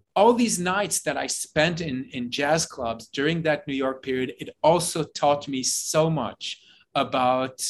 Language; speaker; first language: English; non-native, fluent; Hebrew